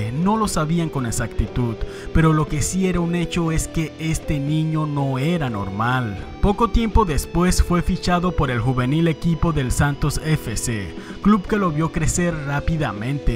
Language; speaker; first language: Spanish; native; Spanish